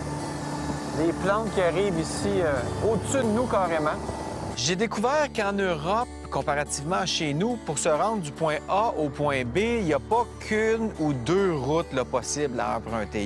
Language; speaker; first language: French; native; French